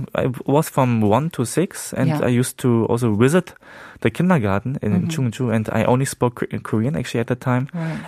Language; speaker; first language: English; early bilingual, heritage; Korean